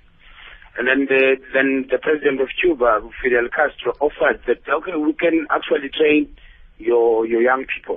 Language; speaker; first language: English; non-native, local second language; Xhosa